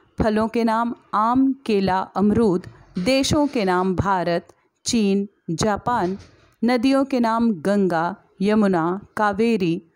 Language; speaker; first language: Hindi; native; Hindi